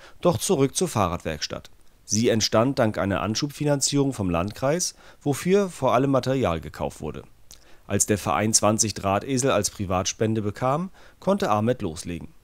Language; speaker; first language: German; native; German